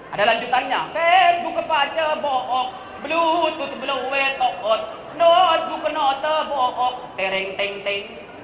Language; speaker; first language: Indonesian; non-native, local second language; Madurese